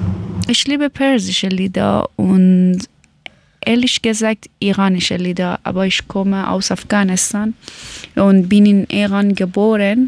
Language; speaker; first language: German; non-native, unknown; Persian